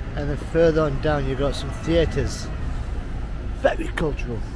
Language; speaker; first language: English; native; English